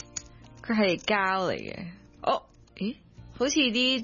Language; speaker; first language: Cantonese; native; Cantonese